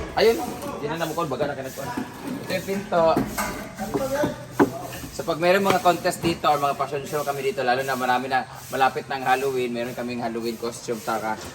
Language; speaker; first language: Filipino; native; Filipino